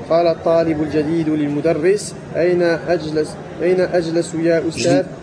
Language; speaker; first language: Arabic; non-native, learner; French